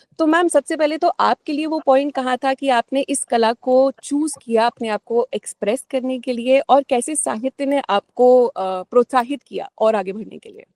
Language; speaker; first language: Hindi; native; Hindi